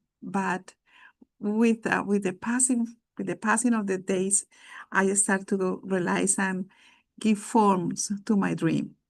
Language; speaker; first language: English; non-native, fluent; Spanish